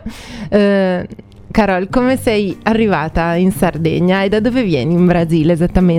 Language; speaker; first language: Italian; native; Italian